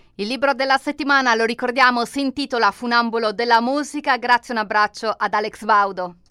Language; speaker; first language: Italian; native; Italian